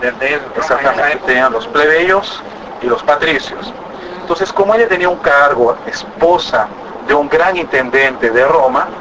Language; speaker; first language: Spanish; native; Spanish